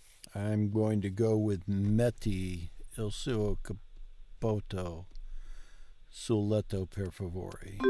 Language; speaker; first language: Italian; non-native, learner; English